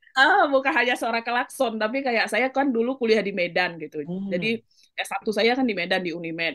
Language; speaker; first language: Indonesian; non-native, local second language; Achinese